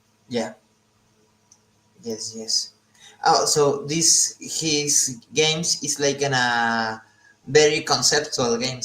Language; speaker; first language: English; non-native, learner; Spanish